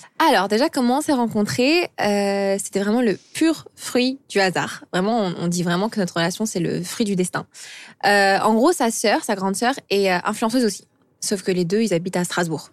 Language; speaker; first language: French; early bilingual, other home language; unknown